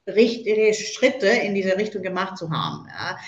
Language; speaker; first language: German; non-native, fluent; Spanish